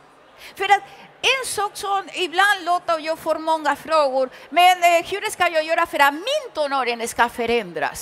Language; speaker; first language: Swedish; early bilingual, other home language; Spanish